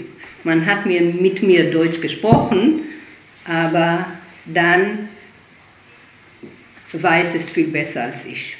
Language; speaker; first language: German; early bilingual, heritage; German